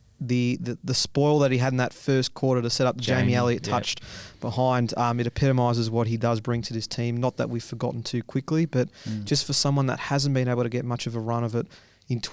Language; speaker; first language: English; native; English